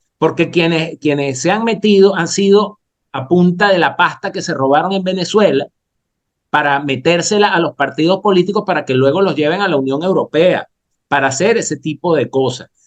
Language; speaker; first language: Spanish; native; Spanish